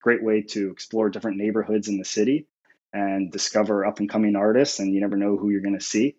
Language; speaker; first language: English; native; English